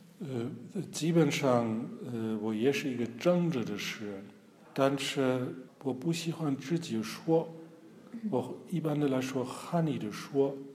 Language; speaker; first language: Chinese; non-native, fluent; German